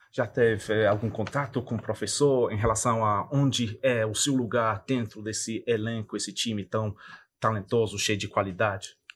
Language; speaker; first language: Portuguese; native; Portuguese